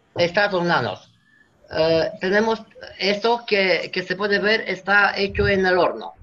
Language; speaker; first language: Spanish; non-native, fluent; Romanian